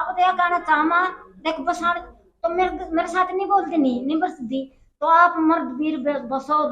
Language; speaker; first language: Hindi; non-native, local second language; Haryanvi